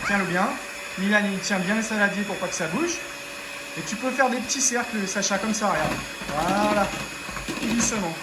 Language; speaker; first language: French; native; French